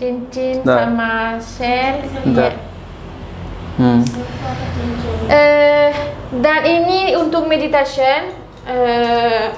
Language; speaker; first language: Indonesian; non-native, learner; French